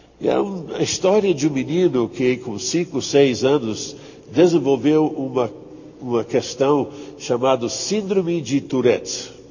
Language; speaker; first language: Portuguese; non-native, fluent; English